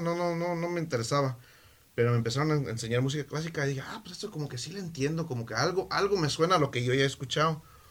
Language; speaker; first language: Spanish; early bilingual, heritage; Spanish